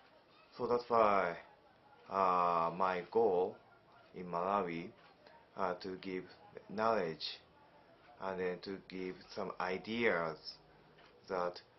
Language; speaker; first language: English; non-native, learner; Japanese